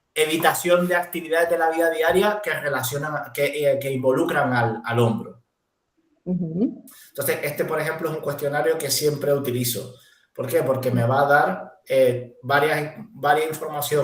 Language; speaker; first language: Spanish; native; Spanish